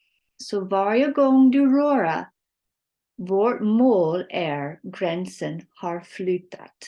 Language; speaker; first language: Swedish; non-native, learner; English